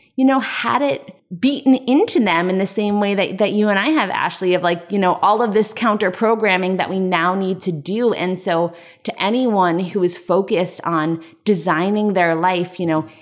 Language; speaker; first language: English; native; English